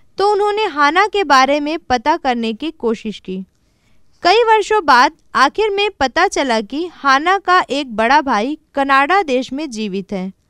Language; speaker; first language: Hindi; native; Hindi